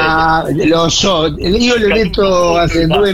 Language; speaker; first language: Italian; non-native, fluent; Spanish